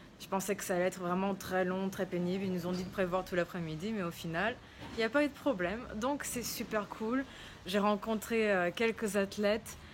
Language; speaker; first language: French; early bilingual, other home language; Portuguese